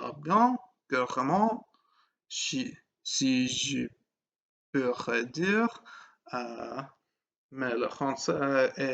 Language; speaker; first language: French; non-native, learner; English